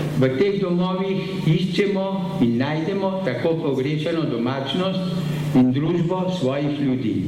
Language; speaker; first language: Slovenian; early bilingual, heritage; Slovenian